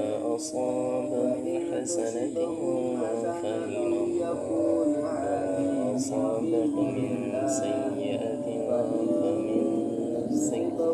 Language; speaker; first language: Arabic; non-native, fluent; Indonesian